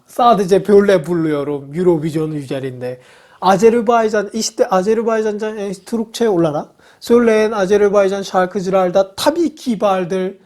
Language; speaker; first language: Turkish; non-native, fluent; Korean